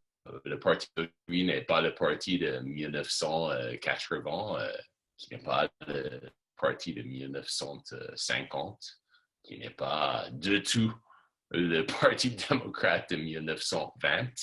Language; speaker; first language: French; non-native, fluent; English